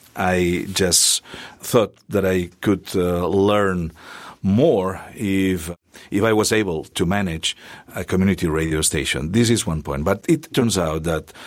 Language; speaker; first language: English; non-native, fluent; Spanish